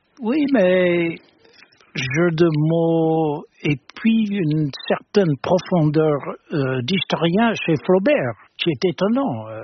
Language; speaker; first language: French; non-native, fluent; English